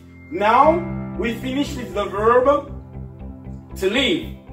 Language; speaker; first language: English; non-native, fluent; Haitian Creole